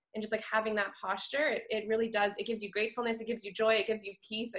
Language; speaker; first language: English; native; English